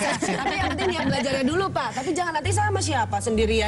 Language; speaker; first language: Indonesian; native; Indonesian